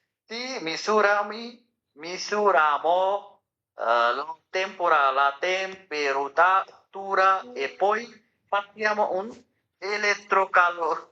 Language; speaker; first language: Italian; non-native, learner; Bangla